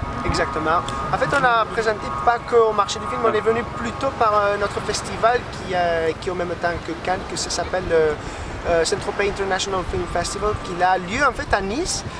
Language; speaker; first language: French; non-native, fluent; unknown